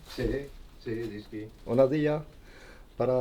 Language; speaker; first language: Spanish; non-native, learner; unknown